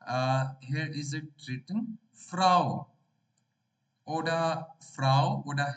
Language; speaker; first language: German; non-native, learner; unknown